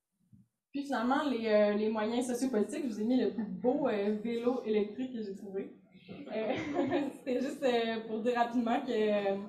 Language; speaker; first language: French; native; French